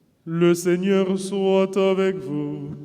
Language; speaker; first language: French; non-native, local second language; Haitian Creole